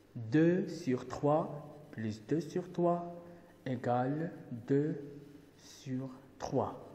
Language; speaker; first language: French; non-native, local second language; Arabic